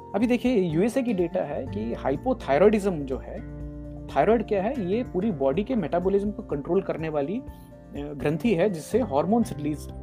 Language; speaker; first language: Hindi; native; Hindi